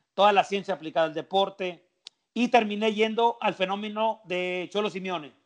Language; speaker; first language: Spanish; native; Spanish